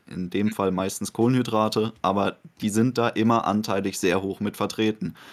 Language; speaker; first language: German; native; German